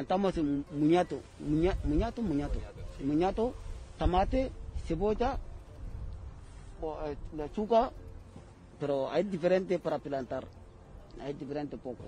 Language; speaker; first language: Spanish; non-native, learner; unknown